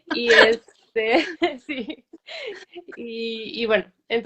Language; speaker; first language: Spanish; native; Spanish